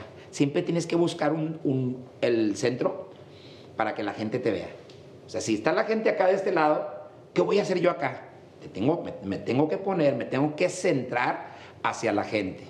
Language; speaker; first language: Spanish; native; Spanish